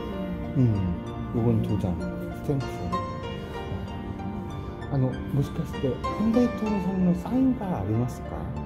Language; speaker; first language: Japanese; non-native, learner; Korean